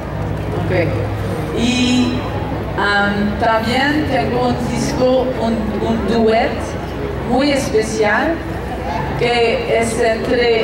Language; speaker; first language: Spanish; non-native, learner; French